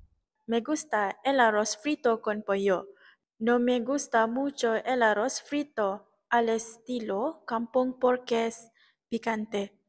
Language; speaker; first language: Spanish; non-native, learner; Malay